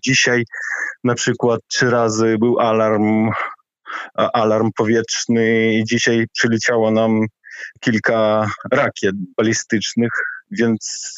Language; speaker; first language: Polish; non-native, fluent; Ukrainian